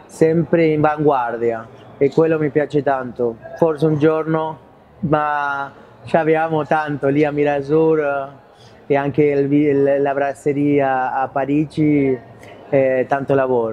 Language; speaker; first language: Italian; non-native, fluent; Spanish